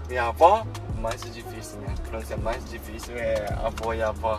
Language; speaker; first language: Portuguese; non-native, fluent; Japanese